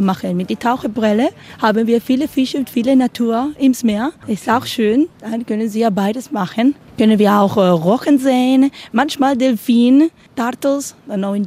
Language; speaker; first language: German; non-native, learner; Spanish